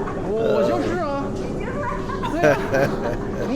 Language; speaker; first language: Chinese; non-native, fluent; English